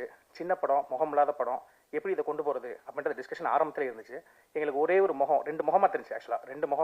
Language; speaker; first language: Tamil; native; Tamil